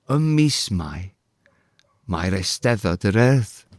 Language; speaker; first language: Welsh; non-native, learner; English